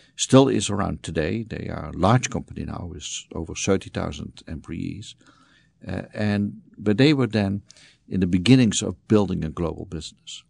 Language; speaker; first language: English; non-native, fluent; Dutch